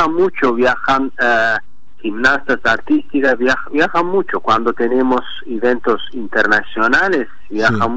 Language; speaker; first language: Spanish; non-native, learner; Azerbaijani